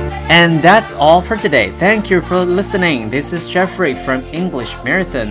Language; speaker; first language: English; non-native, fluent; Chinese